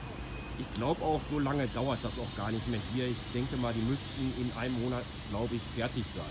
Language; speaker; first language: German; native; German